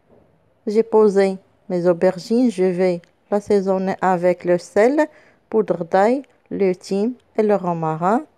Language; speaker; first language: French; non-native, local second language; Arabic